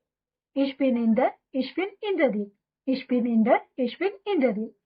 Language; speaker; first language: German; non-native, fluent; Hindi